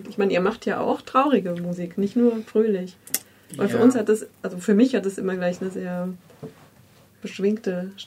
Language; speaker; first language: German; native; German